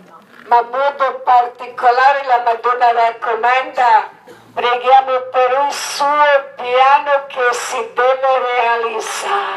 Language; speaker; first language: Italian; non-native, learner; Croatian